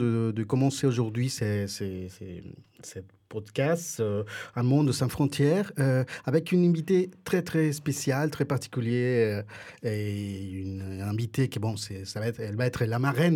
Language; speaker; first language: French; non-native, fluent; Spanish